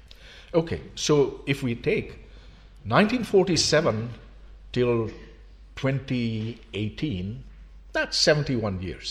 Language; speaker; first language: English; non-native, local second language; Urdu